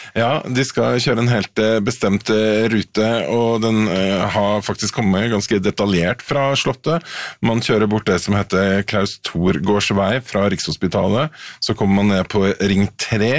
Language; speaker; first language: Norwegian; native; Norwegian